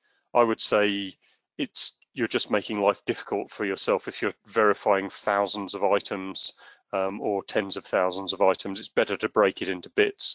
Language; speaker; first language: English; native; English